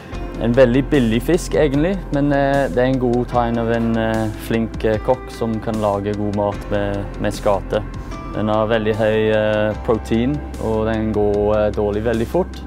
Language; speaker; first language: Norwegian; non-native, fluent; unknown